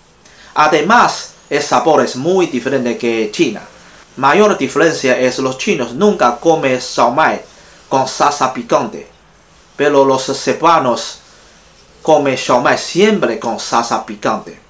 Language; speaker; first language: Spanish; non-native, fluent; Chinese